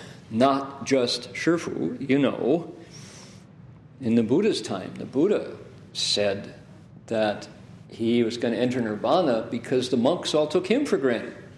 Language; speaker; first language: English; native; English